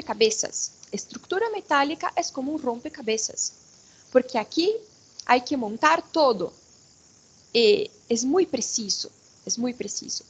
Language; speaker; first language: Spanish; non-native, fluent; Portuguese